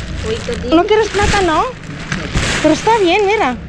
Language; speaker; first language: Spanish; non-native, learner; Filipino